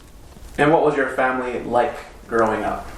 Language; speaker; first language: English; native; English